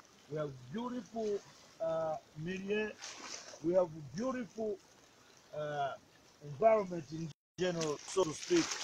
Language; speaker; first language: English; non-native, local second language; Swahili